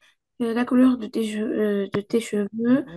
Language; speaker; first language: French; non-native, learner; Arabic